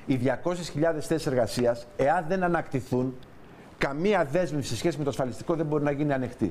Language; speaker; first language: Greek; native; Greek